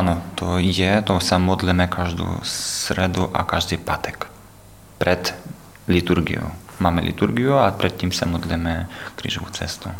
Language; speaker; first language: Czech; non-native, learner; Ukrainian